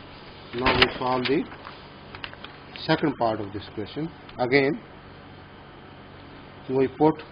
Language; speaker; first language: English; non-native, local second language; Urdu